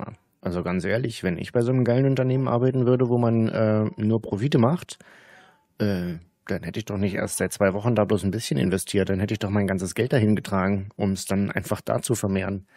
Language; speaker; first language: German; native; German